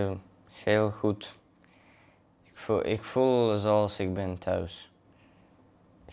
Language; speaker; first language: Dutch; non-native, learner; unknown